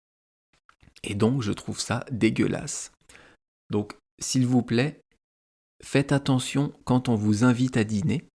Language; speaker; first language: French; native; French